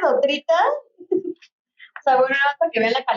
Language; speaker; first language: Spanish; native; Spanish